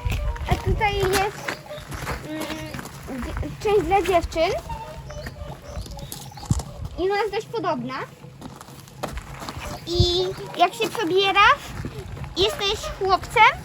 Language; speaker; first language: Polish; early bilingual, heritage; Polish